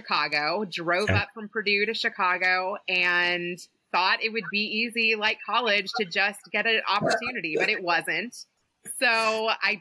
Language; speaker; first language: English; native; English